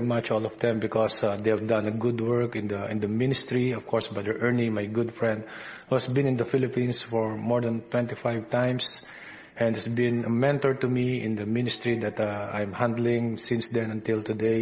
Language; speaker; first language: English; non-native, local second language; Filipino